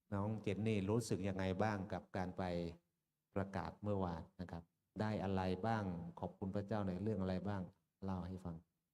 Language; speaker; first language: Thai; native; Thai